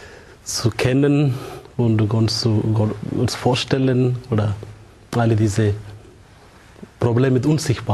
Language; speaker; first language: German; non-native, fluent; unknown